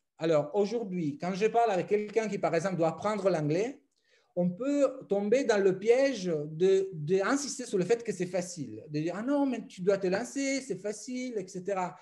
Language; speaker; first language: French; non-native, fluent; Italian